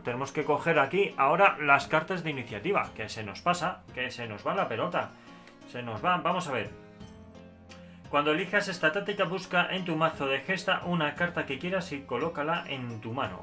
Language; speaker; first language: Spanish; native; Spanish